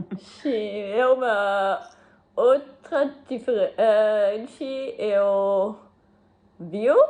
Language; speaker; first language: Portuguese; non-native, learner; German